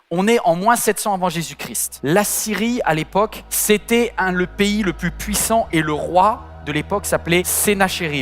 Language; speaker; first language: French; native; French